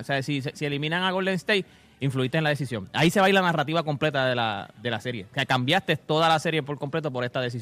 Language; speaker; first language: Spanish; native; Spanish